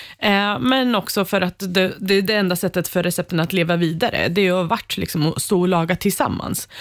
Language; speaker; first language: Swedish; early bilingual, other home language; Central Kurdish